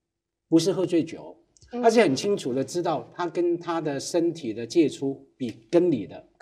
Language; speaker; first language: Chinese; native; Chinese